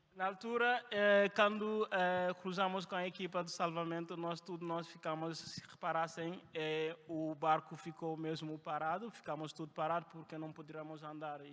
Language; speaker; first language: Portuguese; non-native, fluent; French